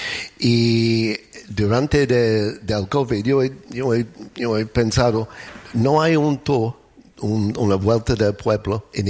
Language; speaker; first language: Spanish; non-native, learner; English